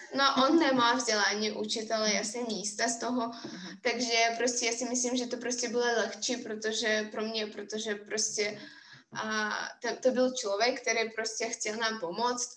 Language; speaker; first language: Czech; non-native, fluent; Russian